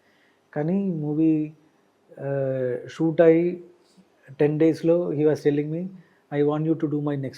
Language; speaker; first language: Telugu; non-native, learner; Malayalam